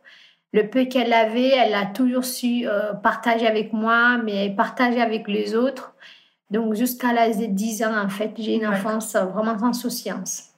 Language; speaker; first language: French; non-native, fluent; Fula